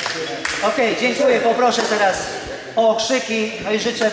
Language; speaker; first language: Polish; native; Polish